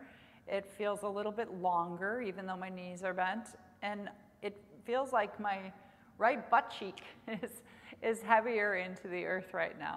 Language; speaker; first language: English; native; English